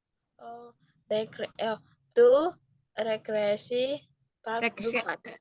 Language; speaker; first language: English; non-native, learner; Indonesian